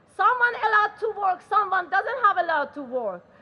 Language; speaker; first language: English; non-native, learner; Persian